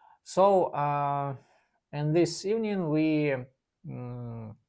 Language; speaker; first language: English; non-native, learner; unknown